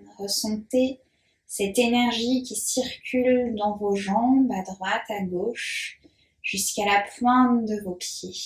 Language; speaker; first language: French; native; French